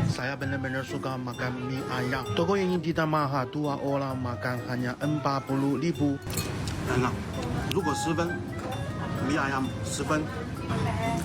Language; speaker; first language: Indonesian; non-native, learner; Chinese